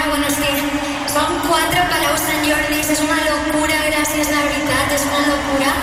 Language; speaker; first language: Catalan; non-native, local second language; Spanish